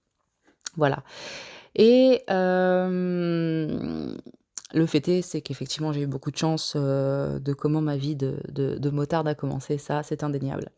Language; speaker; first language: French; native; French